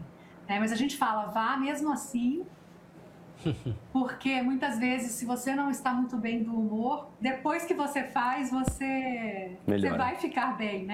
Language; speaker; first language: Portuguese; native; Portuguese